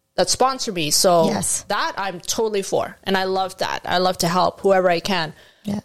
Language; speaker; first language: English; non-native, fluent; Arabic